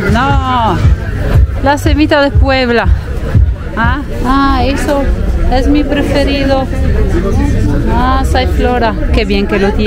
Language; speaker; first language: Spanish; non-native, fluent; Italian